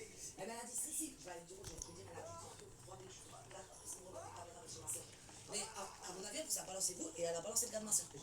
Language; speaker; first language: French; native; French